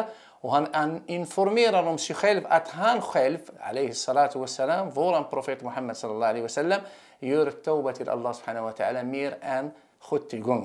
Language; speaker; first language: Swedish; non-native, fluent; Arabic